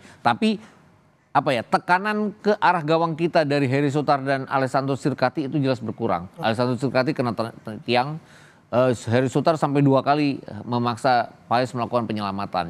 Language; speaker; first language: Indonesian; native; Indonesian